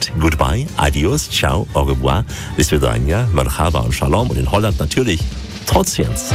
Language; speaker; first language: German; native; German